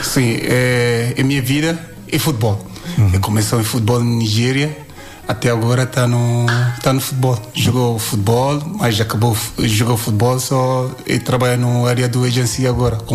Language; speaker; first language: Portuguese; non-native, learner; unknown